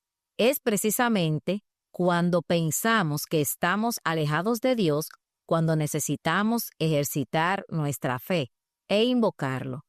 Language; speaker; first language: Spanish; native; Spanish